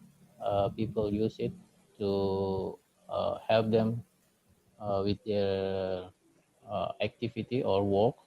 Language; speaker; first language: English; non-native, learner; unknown